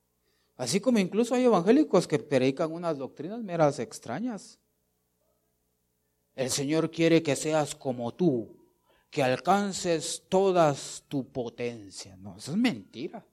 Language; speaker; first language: Spanish; native; Spanish